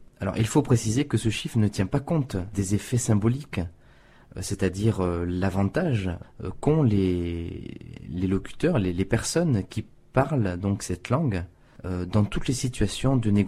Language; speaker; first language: French; native; French